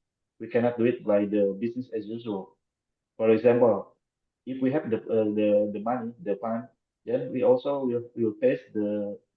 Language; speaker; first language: English; non-native, fluent; Indonesian